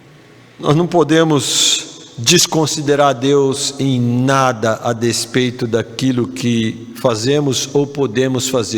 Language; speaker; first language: Portuguese; native; Portuguese